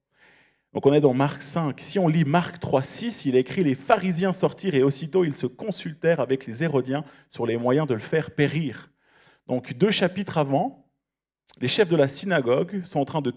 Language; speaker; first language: French; native; French